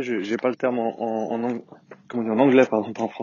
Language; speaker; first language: French; native; French